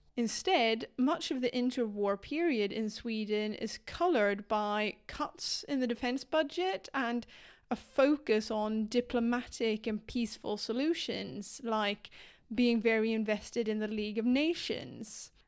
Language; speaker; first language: English; non-native, fluent; Swedish